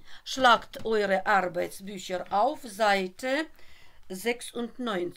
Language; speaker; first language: German; non-native, fluent; Russian